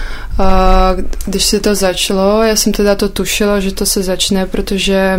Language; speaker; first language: Czech; non-native, fluent; Russian